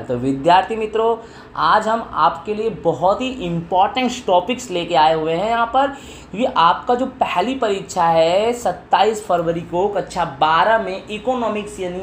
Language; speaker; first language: Hindi; non-native, local second language; Gujarati